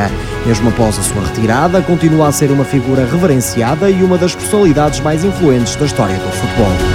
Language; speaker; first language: Portuguese; native; Portuguese